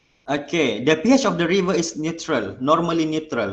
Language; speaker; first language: English; non-native, local second language; Malay